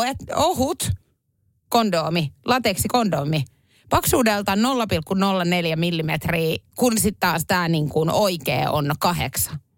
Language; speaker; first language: Finnish; native; Finnish